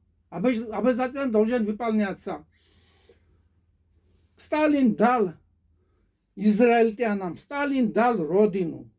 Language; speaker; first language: Russian; non-native, fluent; Georgian